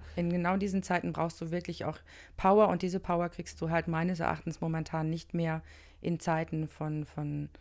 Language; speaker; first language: German; native; German